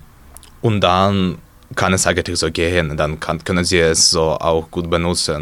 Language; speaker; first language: German; non-native, learner; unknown